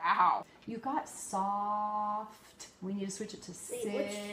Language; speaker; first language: English; native; English